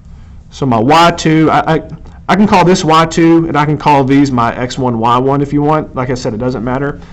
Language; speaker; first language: English; native; English